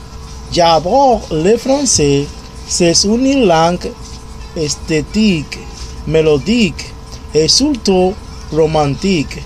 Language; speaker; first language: French; non-native, learner; Spanish